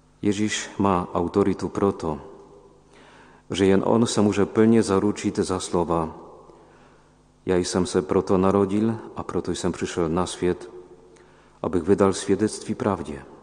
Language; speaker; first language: Czech; non-native, fluent; Polish